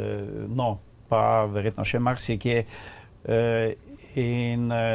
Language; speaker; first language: Slovenian; native; Slovenian